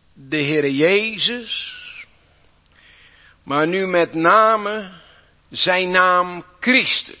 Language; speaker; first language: Dutch; native; Dutch